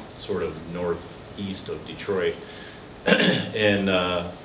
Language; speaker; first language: English; native; English